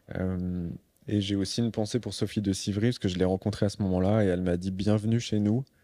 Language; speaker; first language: French; native; French